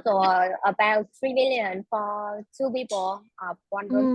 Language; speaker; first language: English; non-native, learner; Vietnamese